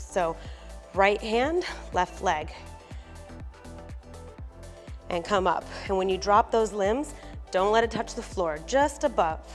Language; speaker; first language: English; native; English